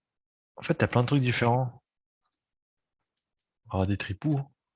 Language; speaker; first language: French; native; French